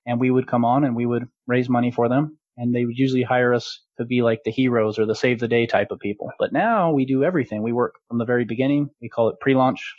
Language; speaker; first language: English; native; English